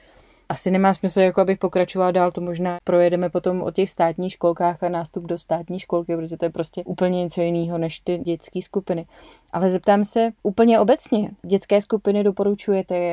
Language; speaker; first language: Czech; native; Czech